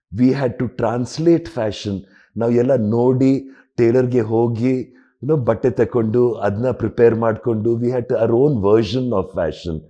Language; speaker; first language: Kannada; non-native, local second language; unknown